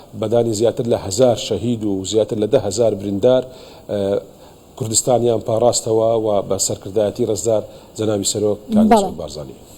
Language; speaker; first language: Central Kurdish; non-native, local second language; Assyrian Neo-Aramaic